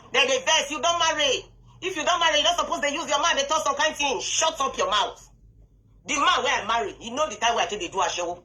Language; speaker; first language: Nigerian Pidgin; non-native, local second language; Bini